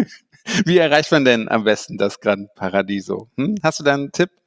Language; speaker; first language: German; native; German